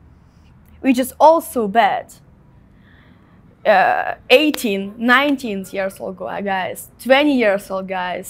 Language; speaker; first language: English; non-native, fluent; Ukrainian